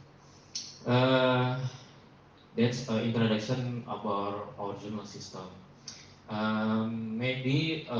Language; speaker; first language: English; non-native, learner; Indonesian